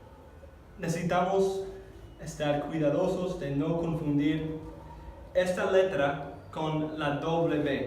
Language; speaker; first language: Spanish; non-native, fluent; English